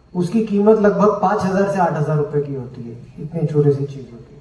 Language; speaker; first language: Hindi; non-native, local second language; Marathi